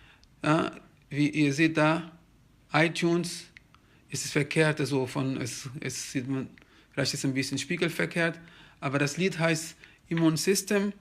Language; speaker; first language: German; non-native, fluent; Kabuverdianu